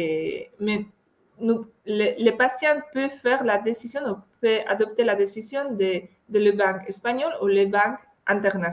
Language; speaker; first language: French; non-native, fluent; Spanish